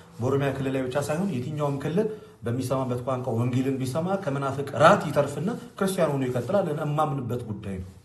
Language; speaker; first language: Amharic; non-native, local second language; Oromo